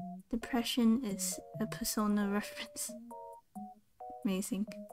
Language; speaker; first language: English; non-native, local second language; Cantonese